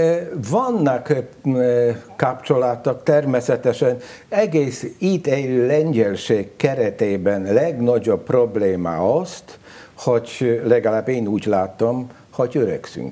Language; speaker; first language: Hungarian; non-native, learner; Polish